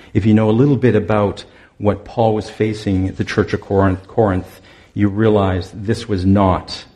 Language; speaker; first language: English; native; English